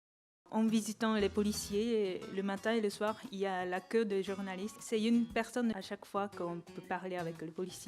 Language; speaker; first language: French; non-native, fluent; Japanese